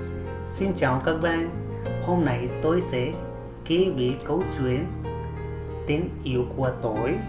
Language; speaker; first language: Vietnamese; non-native, learner; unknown